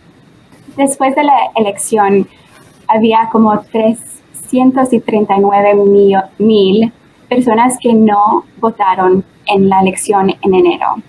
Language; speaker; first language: Spanish; early bilingual, heritage; Spanish